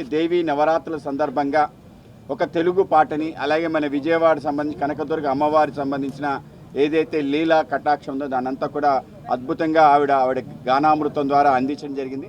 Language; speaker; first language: Telugu; native; Telugu